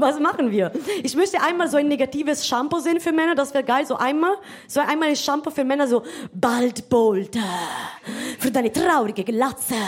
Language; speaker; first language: German; non-native, fluent; Italian